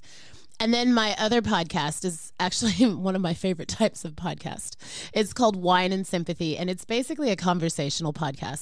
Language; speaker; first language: English; native; English